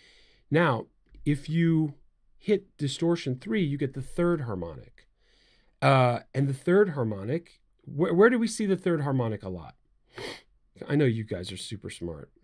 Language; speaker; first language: English; native; English